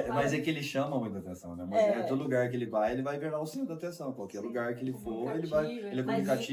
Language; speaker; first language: Portuguese; native; Portuguese